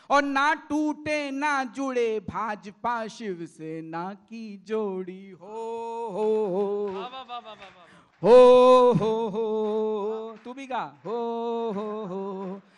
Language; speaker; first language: Hindi; native; Hindi